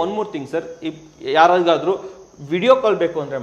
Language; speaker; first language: Kannada; native; Kannada